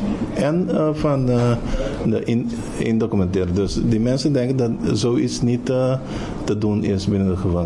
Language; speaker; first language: Dutch; non-native, local second language; Papiamento